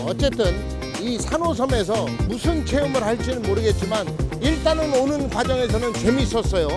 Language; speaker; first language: Korean; native; Korean